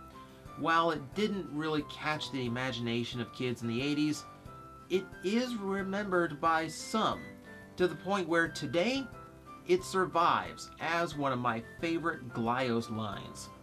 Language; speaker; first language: English; native; English